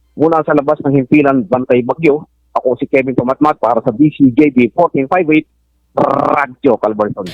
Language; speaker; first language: Filipino; native; Filipino